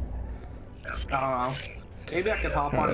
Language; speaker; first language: English; native; English